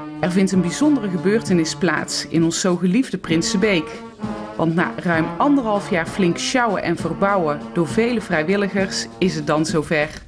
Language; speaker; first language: Dutch; native; Dutch